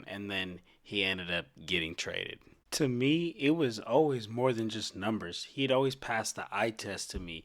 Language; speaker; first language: English; native; English